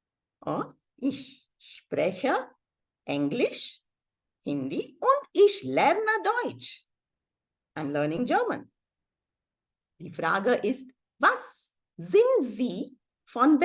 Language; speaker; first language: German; non-native, fluent; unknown